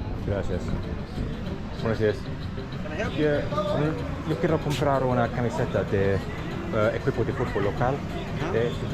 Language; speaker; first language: Spanish; non-native, learner; English